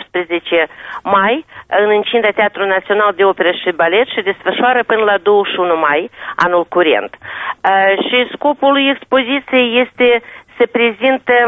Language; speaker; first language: Romanian; non-native, local second language; Russian